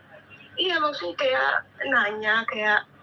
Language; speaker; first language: Indonesian; native; Indonesian